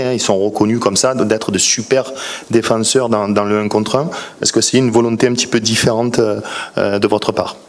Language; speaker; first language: French; native; French